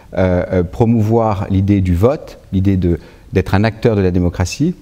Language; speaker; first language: French; native; French